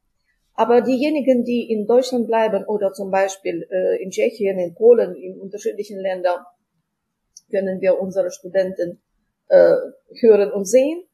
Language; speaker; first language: German; non-native, fluent; Ukrainian